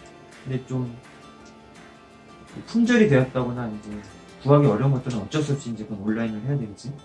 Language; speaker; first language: Korean; native; Korean